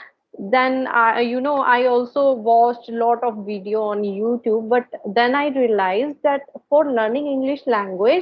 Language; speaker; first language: English; non-native, learner; Hindi